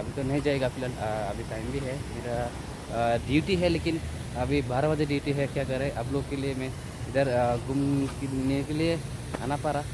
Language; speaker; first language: Hindi; non-native, local second language; Kok Borok